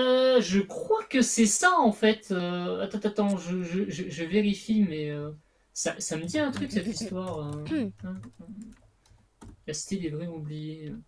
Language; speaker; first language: French; native; French